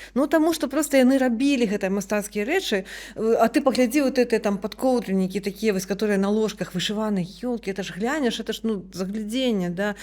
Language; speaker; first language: Belarusian; non-native, local second language; Russian